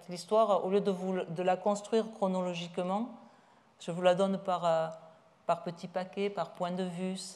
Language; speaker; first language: French; native; French